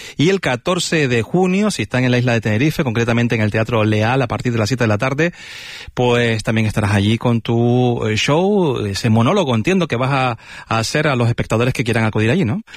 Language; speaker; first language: Spanish; native; Spanish